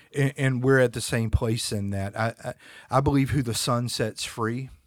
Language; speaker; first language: English; native; English